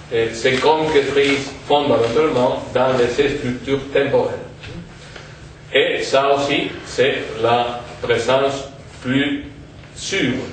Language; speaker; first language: French; non-native, fluent; Spanish